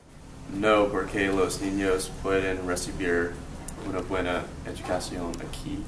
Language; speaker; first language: Spanish; non-native, learner; English